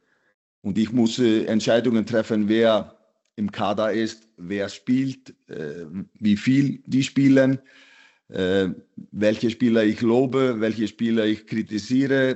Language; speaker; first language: German; non-native, fluent; Icelandic